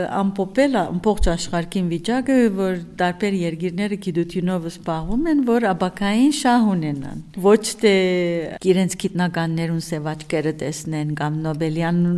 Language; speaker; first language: Armenian; early bilingual, heritage; Armenian